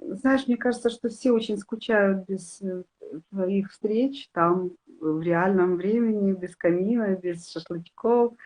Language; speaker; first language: Russian; native; Russian